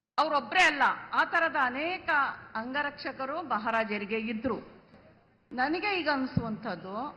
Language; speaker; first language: Kannada; non-native, local second language; Urdu